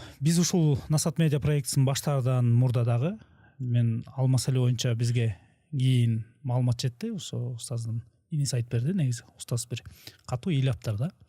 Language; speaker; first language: Kyrgyz; native; Kyrgyz